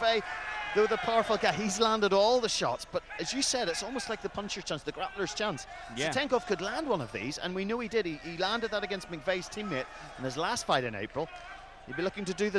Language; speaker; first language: English; native; English